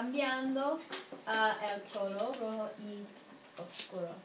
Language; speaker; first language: Spanish; non-native, learner; English